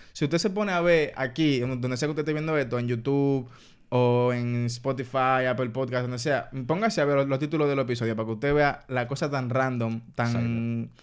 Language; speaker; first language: Spanish; native; Spanish